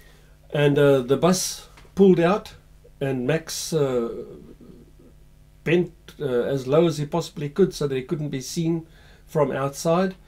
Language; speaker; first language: English; native; English